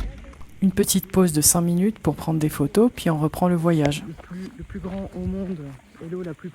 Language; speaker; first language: French; native; French